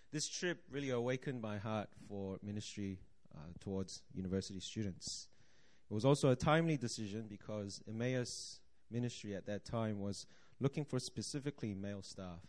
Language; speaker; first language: English; native; English